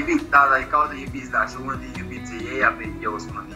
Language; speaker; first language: Romanian; early bilingual, heritage; Romanian